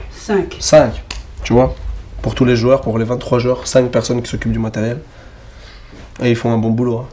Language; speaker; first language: French; native; French